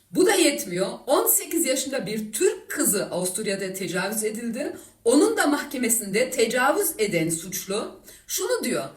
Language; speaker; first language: Turkish; native; Turkish